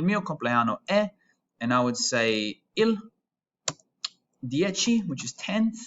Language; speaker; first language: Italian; non-native, fluent; English